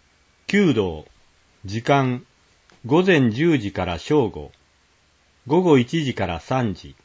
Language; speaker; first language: Japanese; native; Japanese